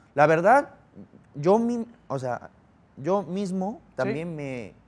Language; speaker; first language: Spanish; early bilingual, other home language; Korean